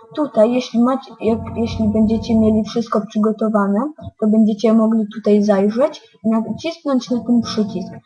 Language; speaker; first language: Polish; native; Polish